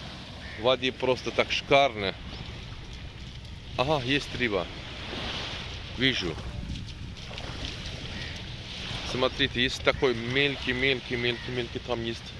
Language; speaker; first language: Russian; non-native, learner; Turkish